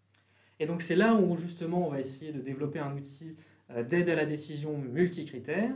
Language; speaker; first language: French; native; French